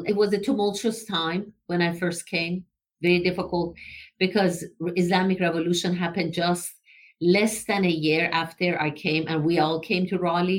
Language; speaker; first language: English; non-native, fluent; Persian